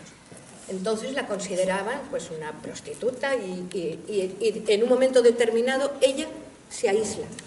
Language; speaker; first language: Spanish; native; Spanish